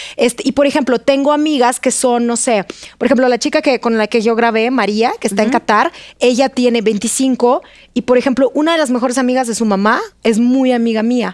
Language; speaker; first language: Spanish; non-native, fluent; Russian